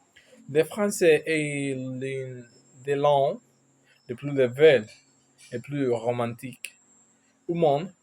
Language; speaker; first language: French; non-native, learner; Spanish